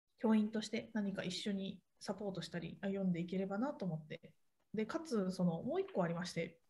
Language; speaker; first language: Japanese; native; Japanese